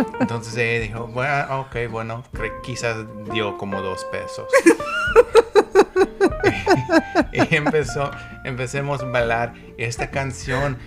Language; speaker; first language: Spanish; non-native, learner; English